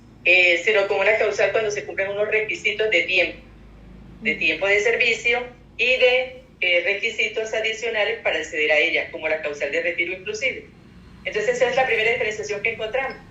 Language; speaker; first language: Spanish; native; Spanish